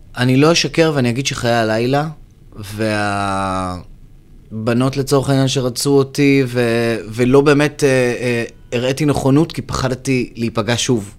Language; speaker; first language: Hebrew; native; Hebrew